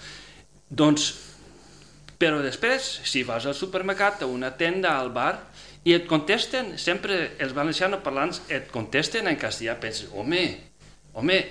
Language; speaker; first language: Catalan; non-native, fluent; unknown